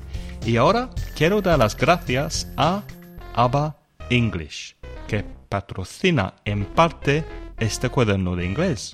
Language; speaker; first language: Spanish; non-native, fluent; English